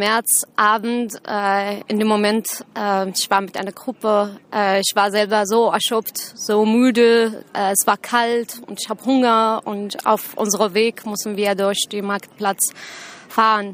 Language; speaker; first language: German; non-native, learner; Arabic